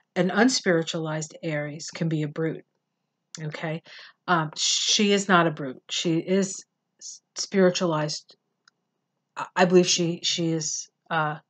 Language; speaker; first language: English; native; English